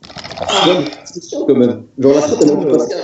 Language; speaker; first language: French; native; French